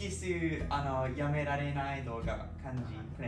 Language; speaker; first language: Japanese; non-native, learner; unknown